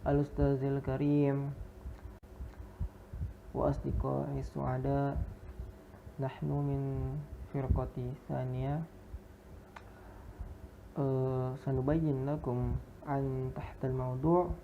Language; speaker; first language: Arabic; non-native, learner; Indonesian